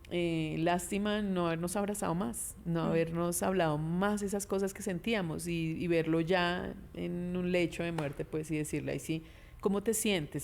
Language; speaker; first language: Spanish; native; Spanish